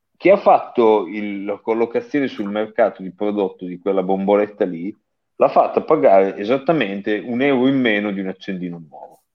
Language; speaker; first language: Italian; native; Italian